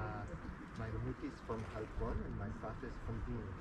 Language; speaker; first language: German; early bilingual, heritage; German